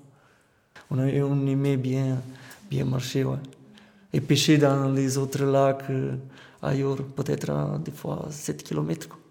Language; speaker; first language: French; non-native, fluent; Romanian